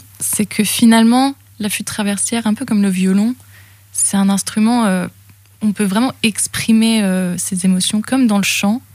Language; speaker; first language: French; early bilingual, other home language; English